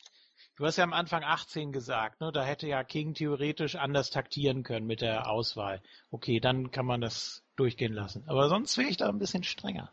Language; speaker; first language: German; native; German